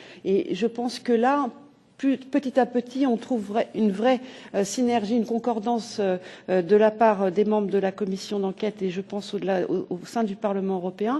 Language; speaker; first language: French; native; French